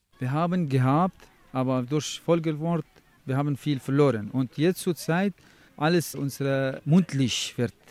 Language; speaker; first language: German; non-native, learner; Kurdish